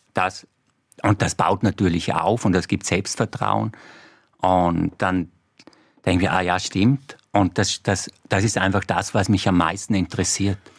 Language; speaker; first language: German; native; German